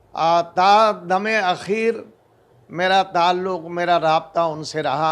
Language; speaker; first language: Urdu; native; Urdu